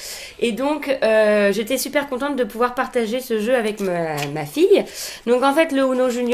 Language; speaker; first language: French; native; French